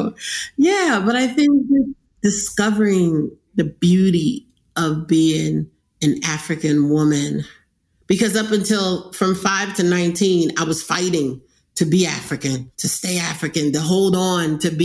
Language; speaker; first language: English; early bilingual, other home language; Krio